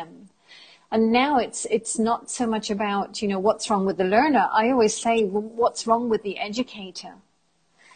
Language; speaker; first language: English; native; English